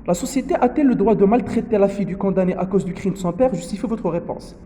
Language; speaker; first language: French; non-native, local second language; Arabic